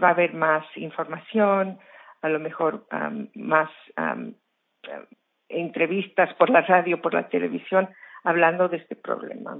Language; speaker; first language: Spanish; early bilingual, heritage; English